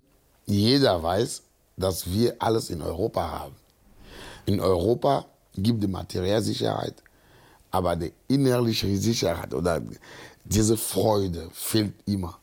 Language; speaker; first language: German; non-native, fluent; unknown